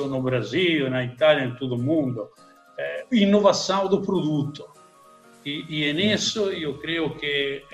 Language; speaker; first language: Portuguese; non-native, learner; Italian